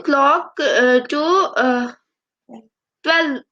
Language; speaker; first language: English; non-native, learner; Urdu